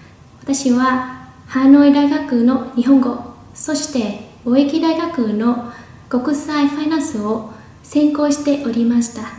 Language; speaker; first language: Japanese; non-native, fluent; Vietnamese